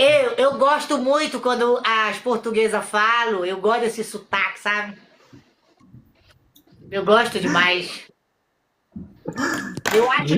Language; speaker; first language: Portuguese; native; Portuguese